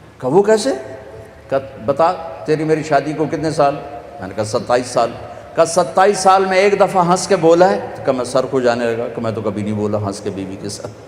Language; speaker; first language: Urdu; non-native, local second language; Punjabi